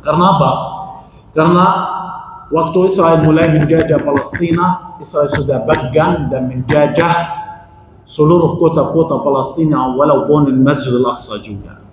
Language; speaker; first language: Indonesian; non-native, fluent; Arabic